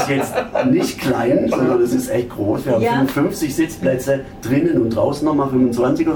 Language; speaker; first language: German; native; German